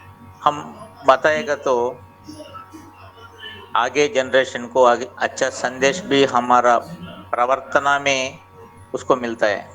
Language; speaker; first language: Hindi; non-native, local second language; Telugu